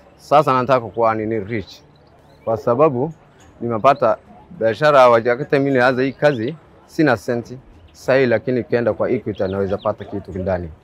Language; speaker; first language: Swahili; non-native, local second language; Somali